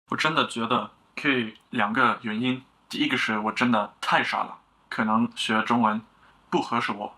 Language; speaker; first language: Chinese; non-native, learner; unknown